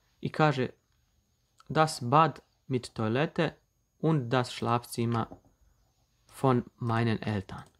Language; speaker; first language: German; non-native, fluent; Bosnian